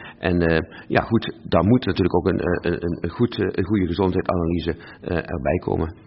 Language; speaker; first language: Dutch; native; Dutch